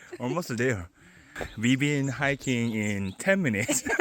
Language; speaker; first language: English; non-native, learner; Korean